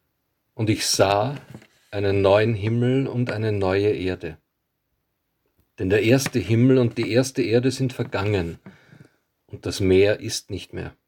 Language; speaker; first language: German; native; German